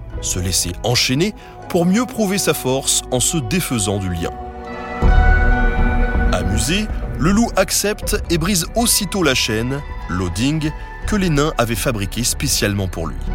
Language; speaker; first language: French; native; French